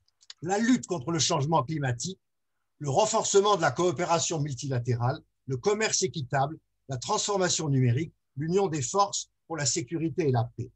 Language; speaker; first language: French; native; French